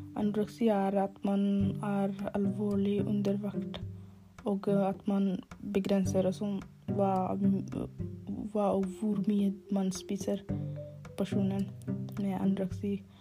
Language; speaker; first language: Norwegian; non-native, learner; Arabic